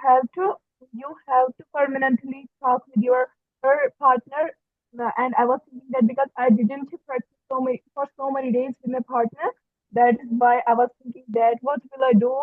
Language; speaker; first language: English; non-native, learner; Hindi